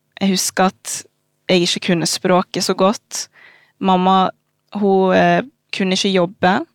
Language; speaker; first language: Norwegian; early bilingual, other home language; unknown